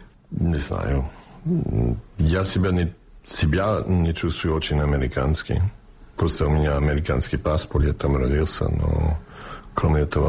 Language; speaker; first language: Russian; non-native, fluent; English